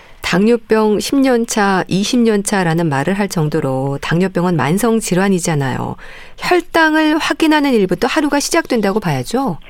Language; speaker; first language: Korean; native; Korean